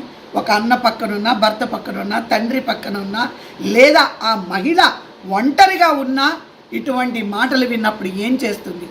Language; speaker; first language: Telugu; native; Telugu